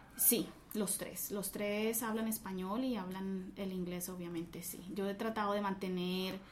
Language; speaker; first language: Spanish; native; Spanish